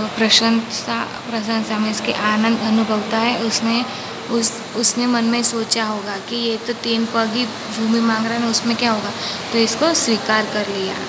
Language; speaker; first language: Hindi; non-native, local second language; Gujarati